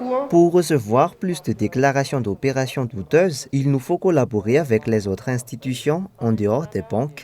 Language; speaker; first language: French; non-native, local second language; Malagasy